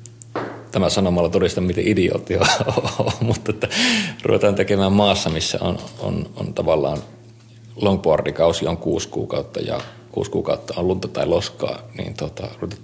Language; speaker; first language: Finnish; native; Finnish